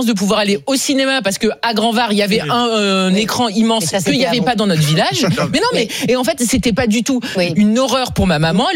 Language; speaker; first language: French; native; French